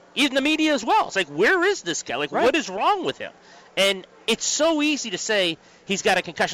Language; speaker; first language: English; native; English